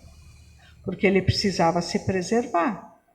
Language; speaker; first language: Portuguese; native; Portuguese